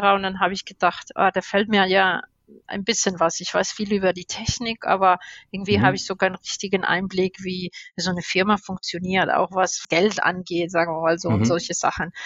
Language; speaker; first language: German; non-native, fluent; Spanish